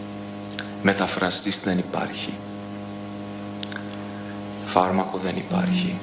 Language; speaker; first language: Greek; non-native, learner; Persian